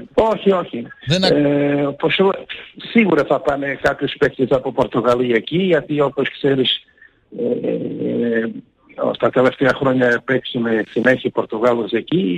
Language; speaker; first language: Greek; non-native, learner; Portuguese